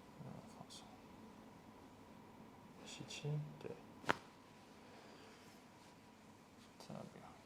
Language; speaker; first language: Chinese; non-native, learner; English